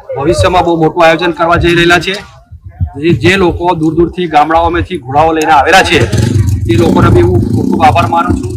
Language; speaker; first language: Gujarati; native; Gujarati